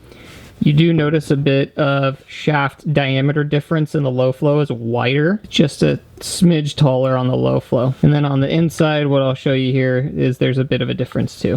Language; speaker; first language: English; native; English